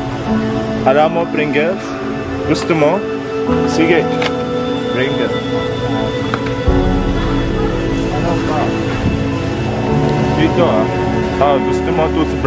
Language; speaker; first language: Filipino; non-native, learner; Arabic